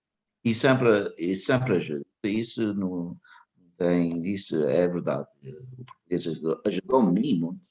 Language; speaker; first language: Portuguese; early bilingual, heritage; English